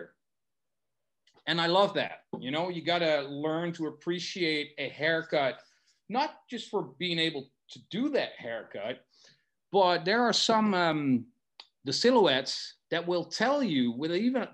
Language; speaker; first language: English; non-native, fluent; Dutch